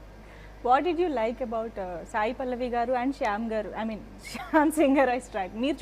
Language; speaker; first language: Telugu; native; Telugu